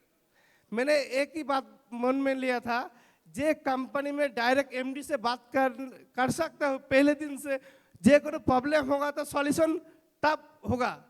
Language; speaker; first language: Hindi; non-native, local second language; Bangla